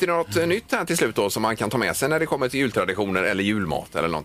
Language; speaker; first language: Swedish; native; Swedish